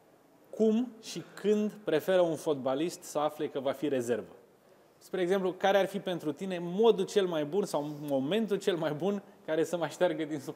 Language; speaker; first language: Romanian; native; Romanian